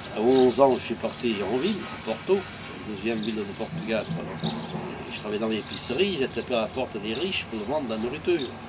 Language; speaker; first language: French; non-native, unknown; Portuguese